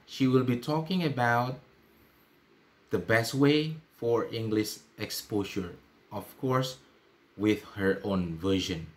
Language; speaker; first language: English; non-native, fluent; Indonesian